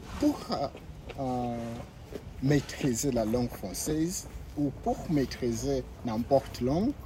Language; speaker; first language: French; non-native, learner; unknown